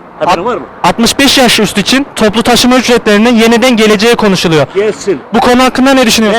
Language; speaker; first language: Turkish; native; Turkish